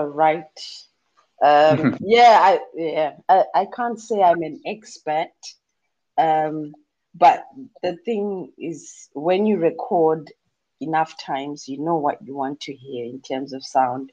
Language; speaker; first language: English; non-native, local second language; Shona